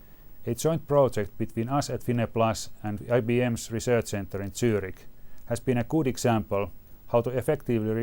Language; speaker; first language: English; non-native, fluent; Finnish